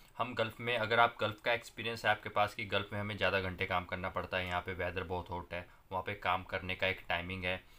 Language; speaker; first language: Hindi; non-native, local second language; Punjabi